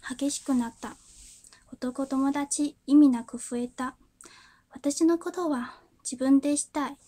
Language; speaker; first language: Japanese; non-native, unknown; Chinese